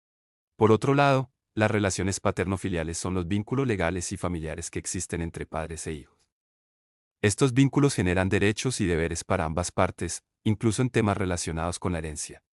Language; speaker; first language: Spanish; native; Spanish